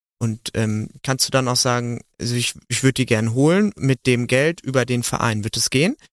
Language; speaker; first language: German; native; German